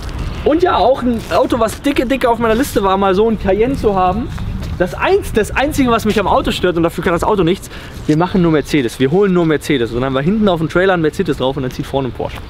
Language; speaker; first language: German; native; German